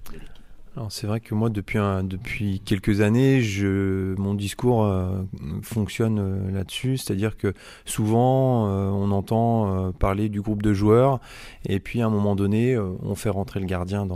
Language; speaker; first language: French; native; French